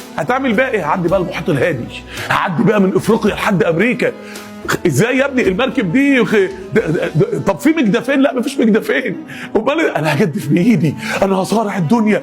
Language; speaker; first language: Arabic; native; Arabic